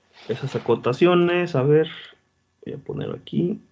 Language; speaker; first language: Spanish; native; Spanish